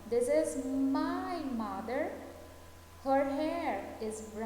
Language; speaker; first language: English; non-native, fluent; Portuguese